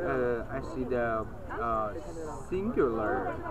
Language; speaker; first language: English; non-native, learner; Chinese